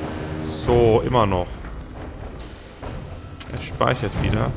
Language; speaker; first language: German; native; German